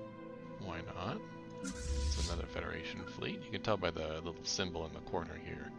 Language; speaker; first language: English; native; English